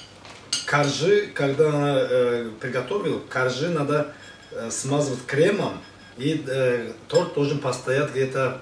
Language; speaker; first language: Russian; non-native, learner; Azerbaijani